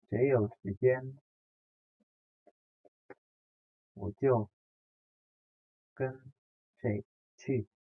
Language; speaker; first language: Chinese; non-native, fluent; Indonesian